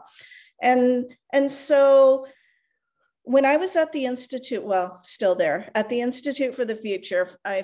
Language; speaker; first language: English; non-native, local second language; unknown